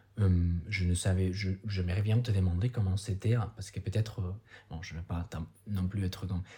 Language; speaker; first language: French; non-native, fluent; Spanish